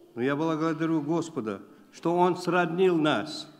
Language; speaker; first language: Russian; non-native, local second language; Uzbek